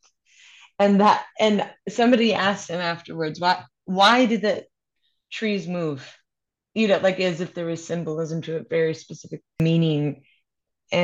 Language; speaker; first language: English; native; English